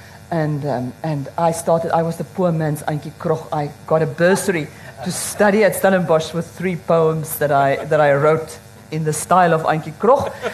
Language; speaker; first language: English; non-native, local second language; Afrikaans